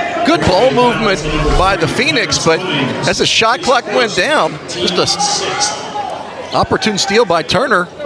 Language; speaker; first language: English; native; English